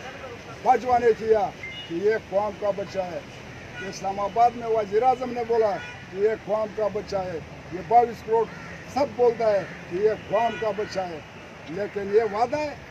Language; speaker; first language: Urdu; non-native, local second language; Pashto